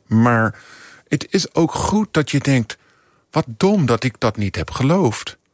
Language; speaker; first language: Dutch; non-native, fluent; English